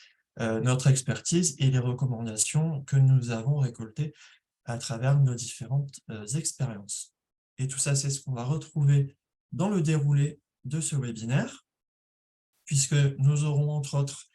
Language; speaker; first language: French; native; French